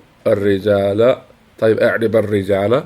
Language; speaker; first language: Arabic; non-native, fluent; English